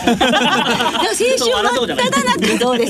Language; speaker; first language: Japanese; native; Japanese